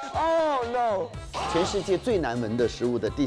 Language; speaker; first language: Chinese; native; Chinese